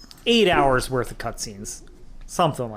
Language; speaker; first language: English; native; English